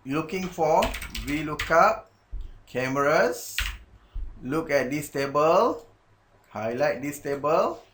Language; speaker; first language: English; non-native, local second language; Malay